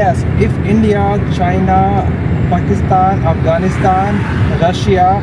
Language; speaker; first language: English; non-native, local second language; Hindi